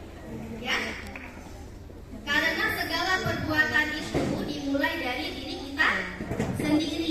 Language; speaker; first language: Indonesian; native; Indonesian